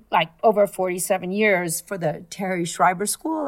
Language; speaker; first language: English; native; English